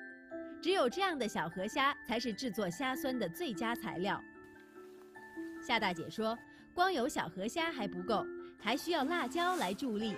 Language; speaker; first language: Chinese; native; Chinese